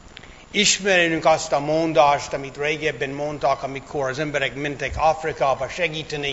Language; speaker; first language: Hungarian; non-native, fluent; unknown